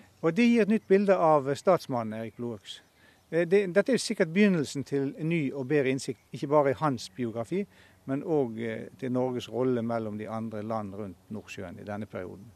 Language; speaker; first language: Norwegian; native; Norwegian